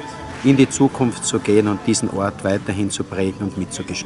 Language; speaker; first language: German; native; German